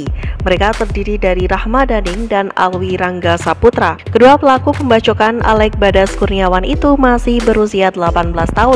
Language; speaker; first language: Indonesian; native; Indonesian